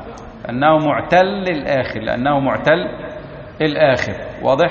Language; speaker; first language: Arabic; native; Arabic